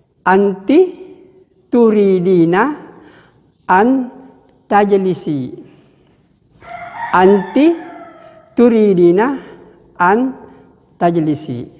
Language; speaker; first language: Arabic; non-native, fluent; Indonesian